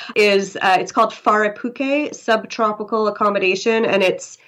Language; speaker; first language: English; native; English